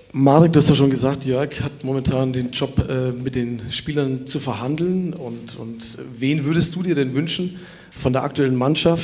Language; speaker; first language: German; native; German